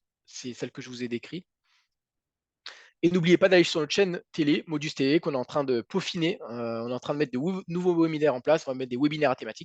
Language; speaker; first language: French; native; French